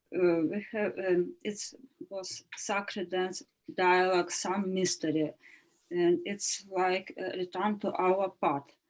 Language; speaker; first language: English; non-native, learner; Ukrainian